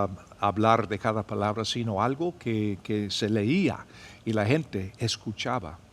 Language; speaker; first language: Spanish; non-native, fluent; English